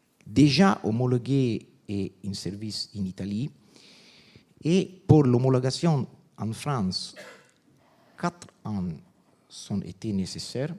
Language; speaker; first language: French; non-native, fluent; Italian